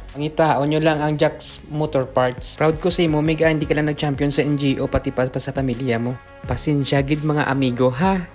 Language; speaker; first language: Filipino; non-native, local second language; Hiligaynon